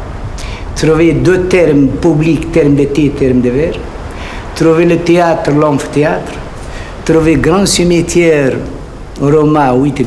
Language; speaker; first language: French; non-native, learner; Arabic